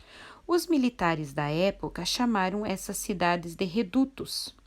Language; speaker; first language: Portuguese; native; Portuguese